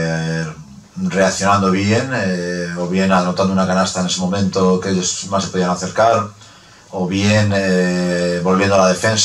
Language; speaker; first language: Spanish; native; Spanish